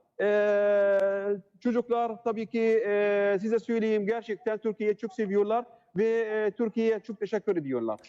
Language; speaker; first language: Turkish; non-native, learner; Arabic